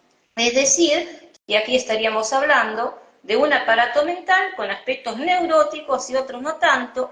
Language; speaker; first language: Spanish; native; Spanish